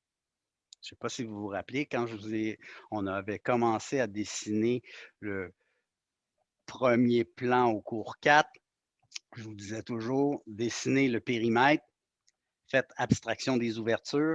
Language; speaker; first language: French; native; French